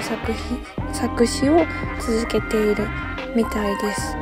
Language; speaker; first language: Japanese; native; Japanese